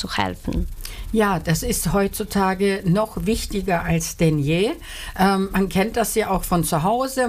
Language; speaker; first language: German; early bilingual, other home language; Turkish